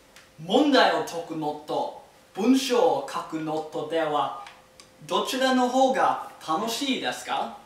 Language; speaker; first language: Japanese; non-native, learner; English